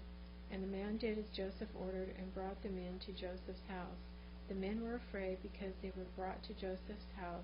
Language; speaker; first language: English; native; English